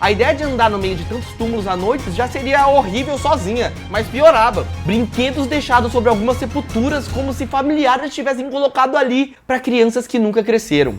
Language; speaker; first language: Portuguese; native; Portuguese